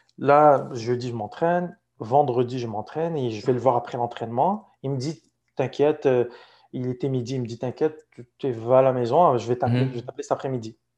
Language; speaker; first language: French; non-native, local second language; Arabic